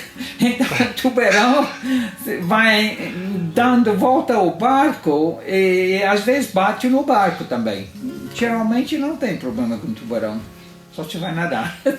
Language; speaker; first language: Portuguese; non-native, fluent; Italian